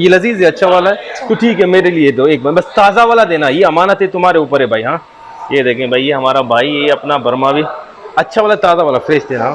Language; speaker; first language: Hindi; native; Hindi